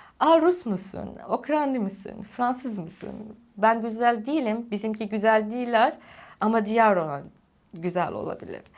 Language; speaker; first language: Turkish; non-native, fluent; Arabic